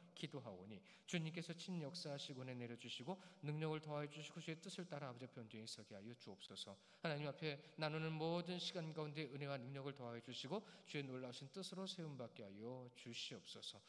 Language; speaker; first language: Korean; native; Korean